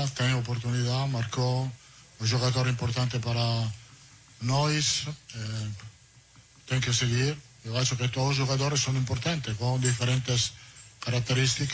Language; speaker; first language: Portuguese; non-native, fluent; Italian